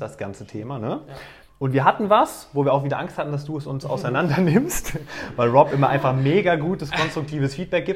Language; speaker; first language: German; native; German